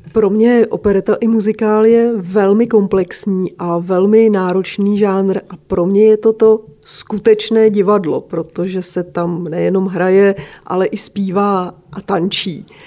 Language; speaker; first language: Czech; native; Czech